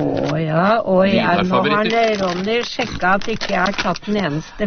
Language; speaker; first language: Norwegian; native; Norwegian